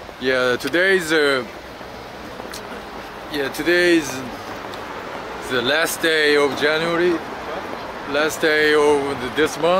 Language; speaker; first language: English; non-native, learner; Korean